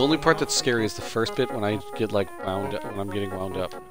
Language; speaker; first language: English; native; English